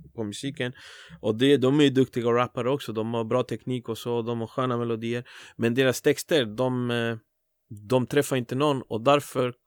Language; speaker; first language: Swedish; early bilingual, other home language; Spanish